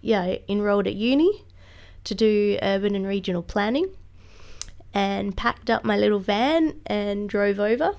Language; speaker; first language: English; native; English